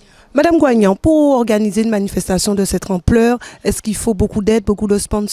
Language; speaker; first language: French; native; French